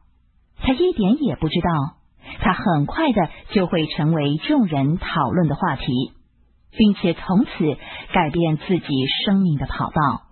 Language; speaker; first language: Chinese; native; Chinese